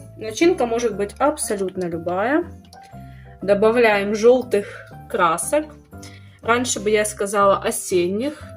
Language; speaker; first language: Russian; native; Russian